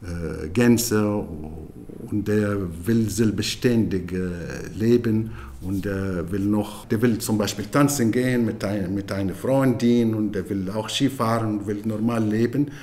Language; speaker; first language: German; non-native, fluent; Arabic